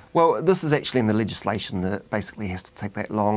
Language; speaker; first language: English; native; English